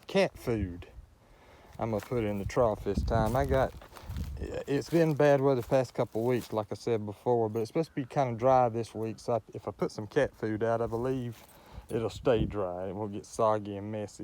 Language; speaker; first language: English; native; English